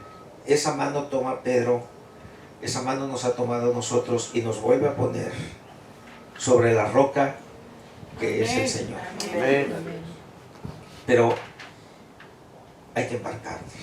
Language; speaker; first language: Spanish; native; Spanish